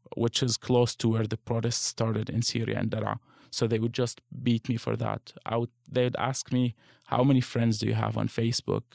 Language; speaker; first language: English; non-native, fluent; Arabic